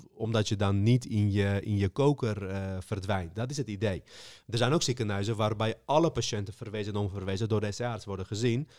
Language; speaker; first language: Dutch; early bilingual, other home language; Armenian